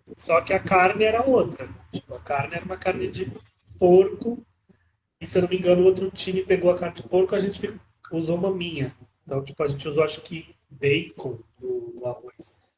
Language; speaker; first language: Portuguese; native; Portuguese